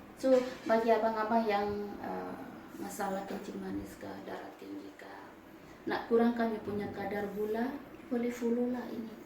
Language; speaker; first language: Malay; non-native, local second language; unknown